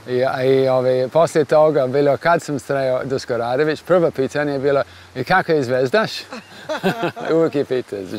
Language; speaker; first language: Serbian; non-native, fluent; English